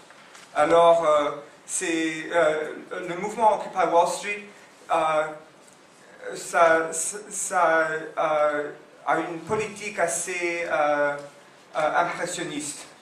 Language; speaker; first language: French; non-native, fluent; English